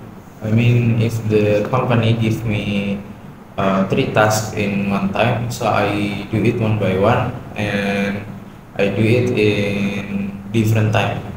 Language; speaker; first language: English; non-native, learner; Indonesian